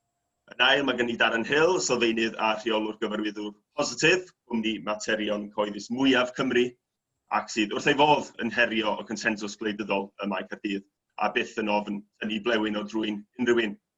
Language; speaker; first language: Welsh; native; Welsh